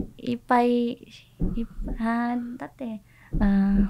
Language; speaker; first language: Indonesian; native; Indonesian